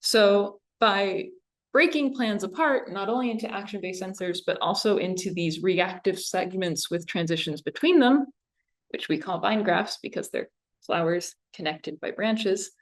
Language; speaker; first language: English; native; English